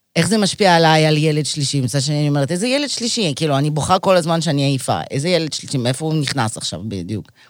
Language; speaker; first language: Hebrew; early bilingual, other home language; Russian